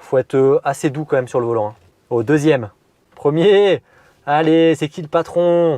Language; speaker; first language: French; native; French